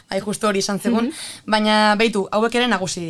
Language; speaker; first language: Basque; native; Basque